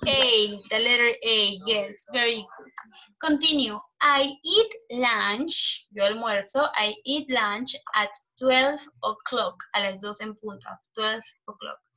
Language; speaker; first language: English; non-native, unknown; Spanish